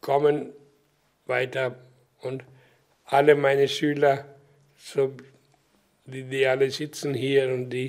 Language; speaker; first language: German; non-native, learner; Hindi